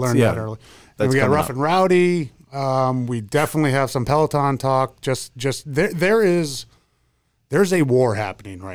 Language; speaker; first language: English; native; English